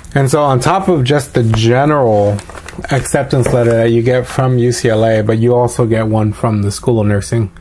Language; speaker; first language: English; native; English